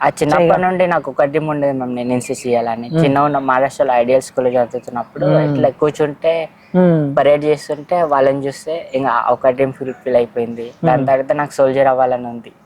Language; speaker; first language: Telugu; non-native, local second language; Marathi